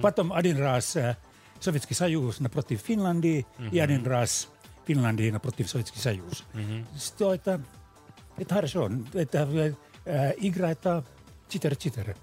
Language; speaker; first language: Russian; non-native, learner; Finnish